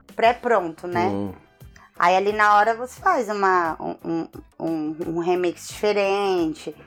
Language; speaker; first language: Portuguese; native; Portuguese